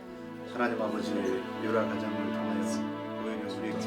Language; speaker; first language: Korean; native; Korean